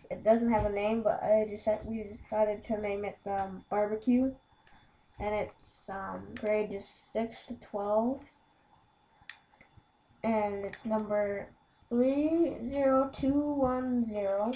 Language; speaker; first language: English; native; English